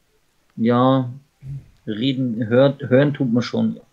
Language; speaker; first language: German; native; German